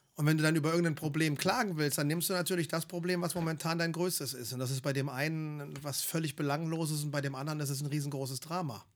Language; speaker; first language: German; native; German